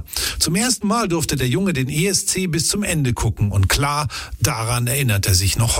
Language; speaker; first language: German; native; German